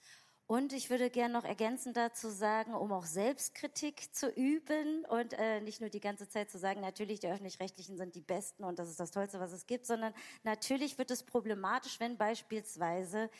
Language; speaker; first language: German; native; German